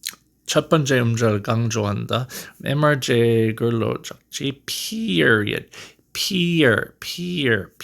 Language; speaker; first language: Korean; non-native, learner; English